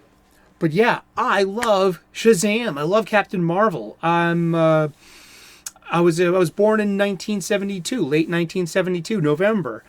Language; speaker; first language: English; native; English